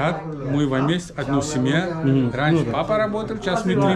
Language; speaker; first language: Russian; non-native, learner; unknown